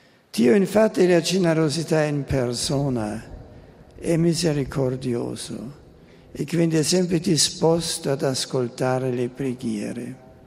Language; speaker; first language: Italian; non-native, fluent; German